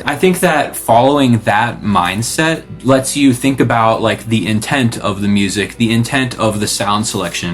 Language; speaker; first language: English; native; English